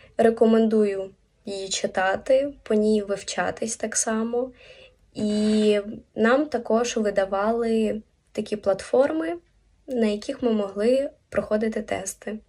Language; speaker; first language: Ukrainian; native; Ukrainian